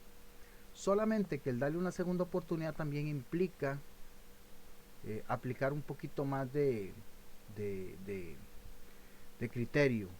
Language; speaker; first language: Spanish; native; Spanish